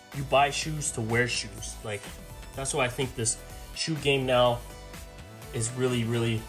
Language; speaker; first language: English; native; English